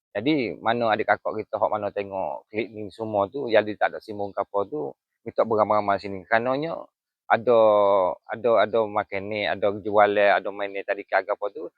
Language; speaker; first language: Malay; native; Malay